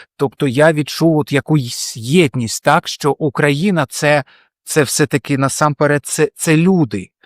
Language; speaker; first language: Ukrainian; non-native, local second language; Russian